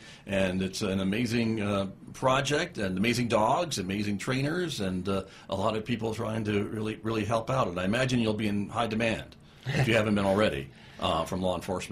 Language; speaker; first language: English; native; English